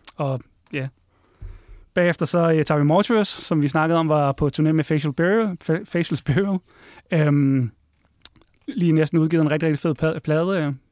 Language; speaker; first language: Danish; native; Danish